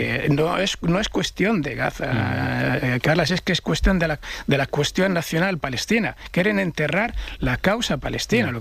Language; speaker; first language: Spanish; non-native, fluent; Arabic